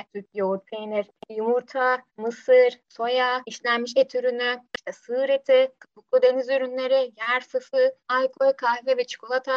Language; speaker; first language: Turkish; native; Turkish